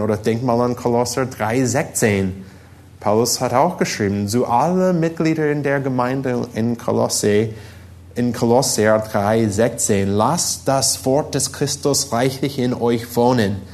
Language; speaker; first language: German; non-native, fluent; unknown